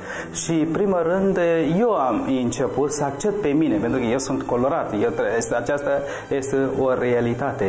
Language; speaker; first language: Romanian; non-native, learner; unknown